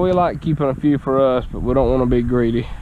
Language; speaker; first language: English; native; English